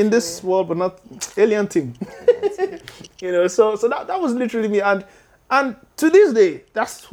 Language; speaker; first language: English; non-native, local second language; Yoruba